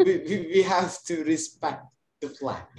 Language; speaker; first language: English; non-native, fluent; Indonesian